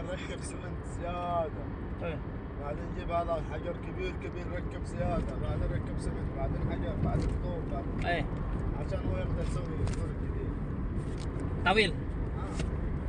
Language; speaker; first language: Arabic; non-native, learner; Bangla